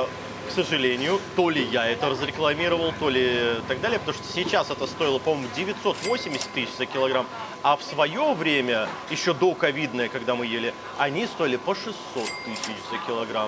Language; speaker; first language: Russian; native; Russian